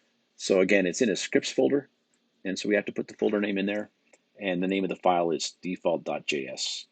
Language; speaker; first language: English; native; English